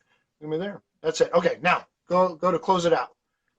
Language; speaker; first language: English; native; English